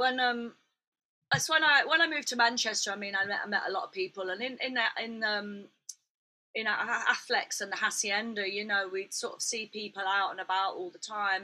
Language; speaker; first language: English; native; English